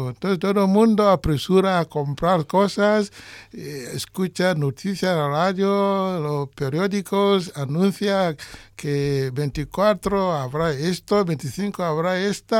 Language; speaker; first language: Spanish; non-native, learner; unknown